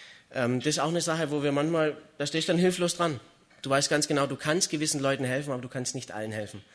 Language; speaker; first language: German; native; German